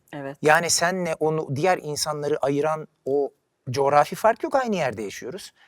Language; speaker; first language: Turkish; native; Turkish